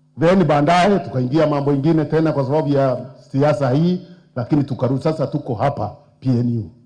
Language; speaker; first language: Swahili; non-native, local second language; Meru